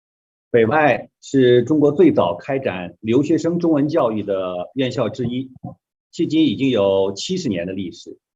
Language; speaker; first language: Chinese; native; Chinese